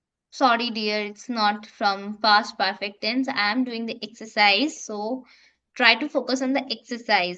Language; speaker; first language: English; non-native, local second language; Bangla